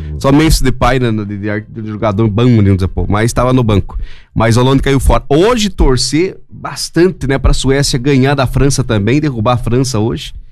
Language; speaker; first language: Portuguese; native; Portuguese